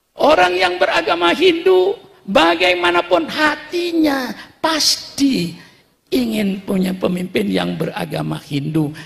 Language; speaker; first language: Indonesian; non-native, local second language; Madurese